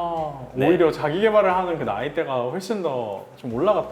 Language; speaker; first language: Korean; native; Korean